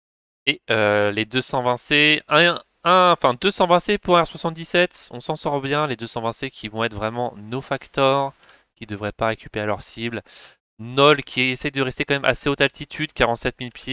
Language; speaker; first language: French; native; French